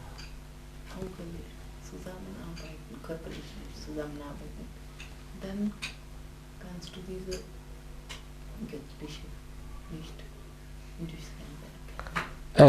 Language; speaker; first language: German; non-native, fluent; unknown